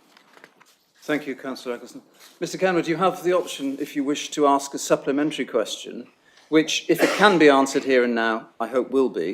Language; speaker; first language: English; native; English